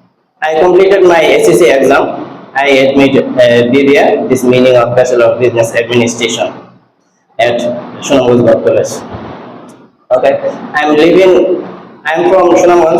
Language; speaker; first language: English; non-native, learner; Bangla